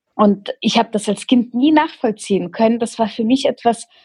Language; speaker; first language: German; early bilingual, other home language; Russian